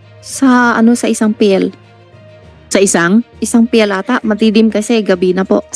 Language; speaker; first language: Filipino; non-native, learner; Chinese